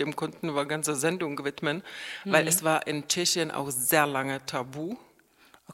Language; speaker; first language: German; non-native, fluent; Czech